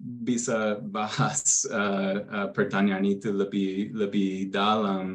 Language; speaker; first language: Indonesian; non-native, fluent; English